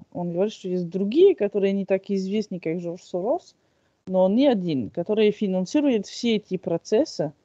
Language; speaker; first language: Russian; non-native, fluent; French